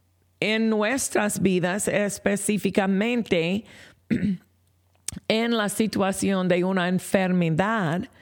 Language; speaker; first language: Spanish; non-native, fluent; English